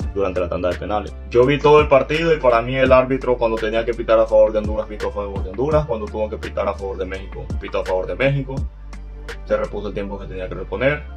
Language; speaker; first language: Spanish; native; Spanish